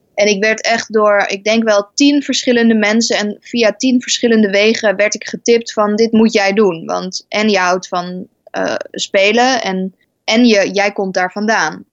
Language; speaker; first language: Dutch; native; Dutch